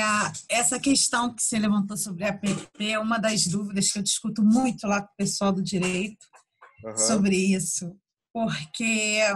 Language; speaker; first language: Portuguese; native; Portuguese